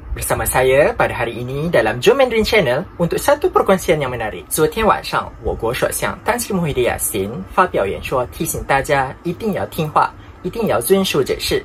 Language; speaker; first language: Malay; native; Malay